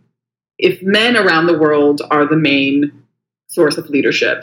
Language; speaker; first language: English; native; English